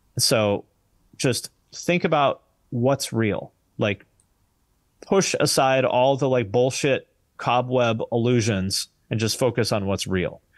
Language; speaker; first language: English; native; English